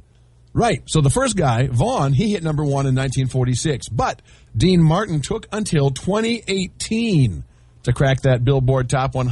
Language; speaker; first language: English; native; English